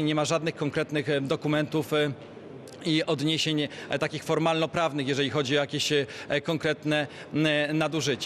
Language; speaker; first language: Polish; native; Polish